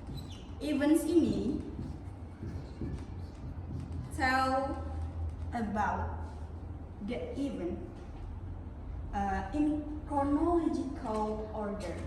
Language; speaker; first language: English; non-native, fluent; Indonesian